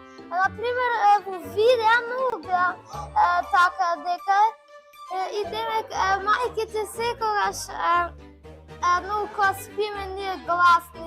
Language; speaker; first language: Macedonian; early bilingual, heritage; Macedonian